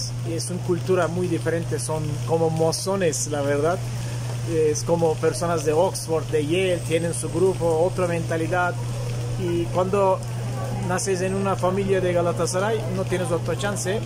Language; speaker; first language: Spanish; non-native, fluent; Turkish